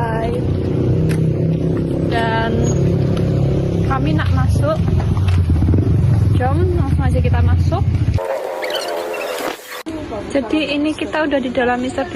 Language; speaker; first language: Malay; non-native, learner; Indonesian